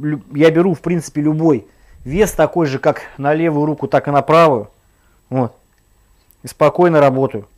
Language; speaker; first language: Russian; native; Russian